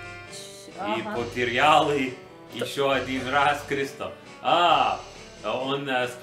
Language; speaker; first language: Russian; non-native, learner; English